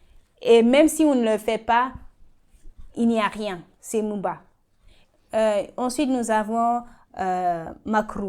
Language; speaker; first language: French; non-native, learner; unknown